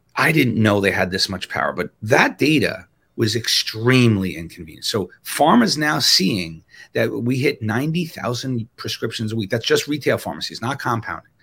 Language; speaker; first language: English; native; English